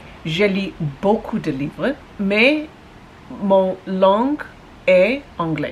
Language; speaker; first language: French; non-native, learner; English